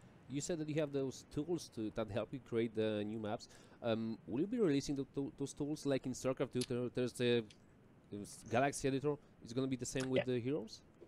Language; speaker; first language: English; non-native, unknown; Polish